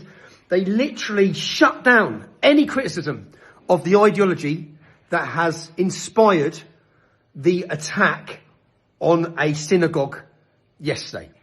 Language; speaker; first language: English; native; English